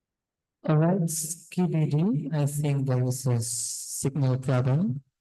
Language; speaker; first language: English; non-native, fluent; Indonesian